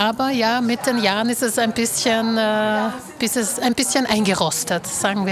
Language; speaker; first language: German; early bilingual, other home language; Slovak